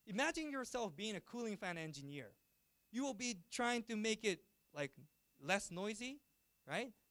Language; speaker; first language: English; non-native, fluent; Japanese